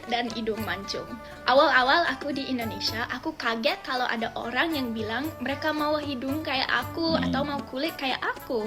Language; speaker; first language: Indonesian; non-native, fluent; English